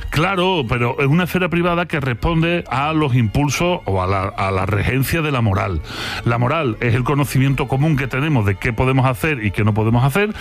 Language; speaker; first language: Spanish; native; Spanish